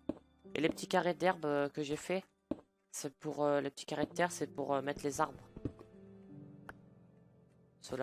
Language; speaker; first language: French; native; French